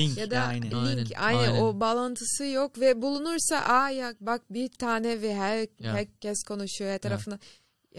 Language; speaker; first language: Turkish; non-native, learner; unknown